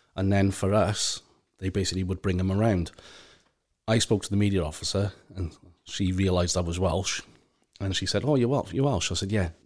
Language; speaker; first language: English; native; English